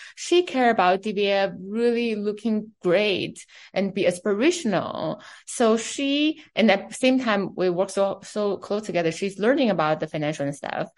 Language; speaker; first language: English; non-native, fluent; Chinese